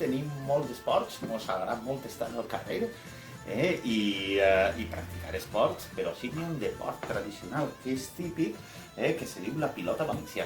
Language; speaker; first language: Catalan; native; Catalan